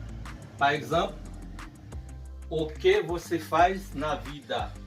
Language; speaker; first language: Portuguese; non-native, fluent; Haitian Creole